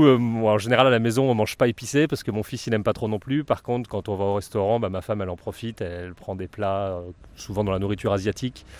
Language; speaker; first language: French; native; French